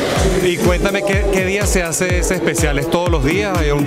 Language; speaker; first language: Spanish; native; Spanish